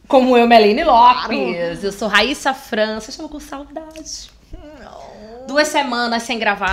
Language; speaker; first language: Portuguese; native; Portuguese